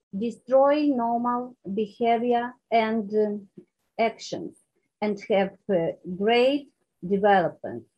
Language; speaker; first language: English; non-native, learner; Ukrainian